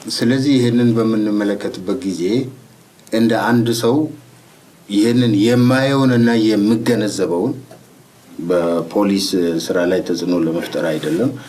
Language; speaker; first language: Amharic; non-native, local second language; Oromo